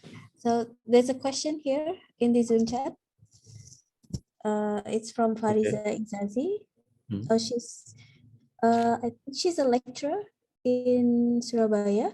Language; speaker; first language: English; non-native, fluent; Indonesian